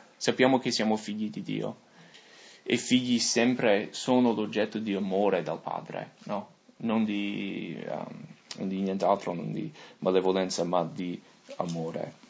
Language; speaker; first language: Italian; non-native, fluent; English